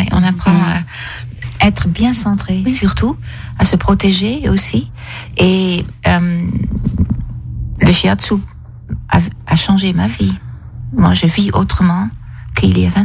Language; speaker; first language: French; non-native, fluent; Dutch